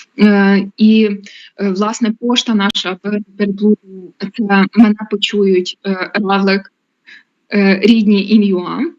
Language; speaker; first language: Ukrainian; native; Ukrainian